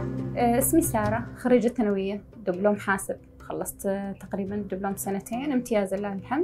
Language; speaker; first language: Arabic; native; Arabic